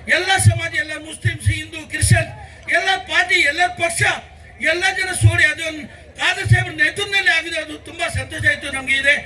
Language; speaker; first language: Kannada; non-native, local second language; Konkani